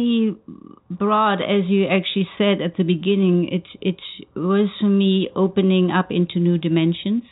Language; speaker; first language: English; non-native, fluent; German